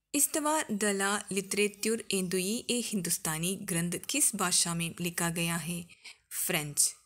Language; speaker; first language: Hindi; non-native, local second language; Malayalam